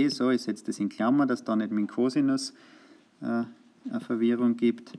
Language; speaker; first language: German; native; German